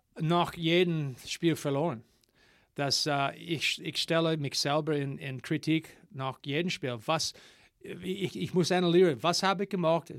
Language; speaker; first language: German; non-native, learner; English